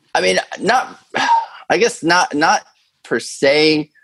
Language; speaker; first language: English; native; English